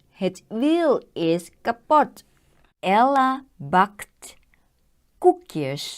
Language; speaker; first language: Dutch; non-native, learner; Thai